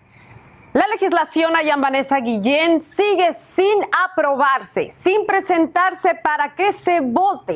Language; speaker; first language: Spanish; native; Spanish